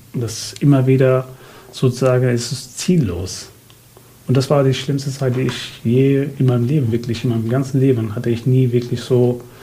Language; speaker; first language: German; non-native, fluent; Arabic